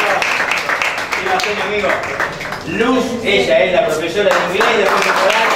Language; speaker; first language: Spanish; native; Spanish